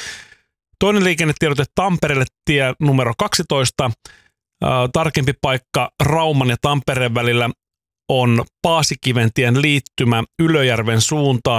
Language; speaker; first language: Finnish; native; Finnish